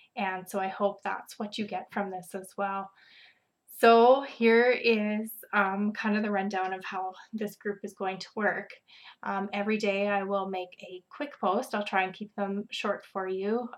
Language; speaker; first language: English; native; English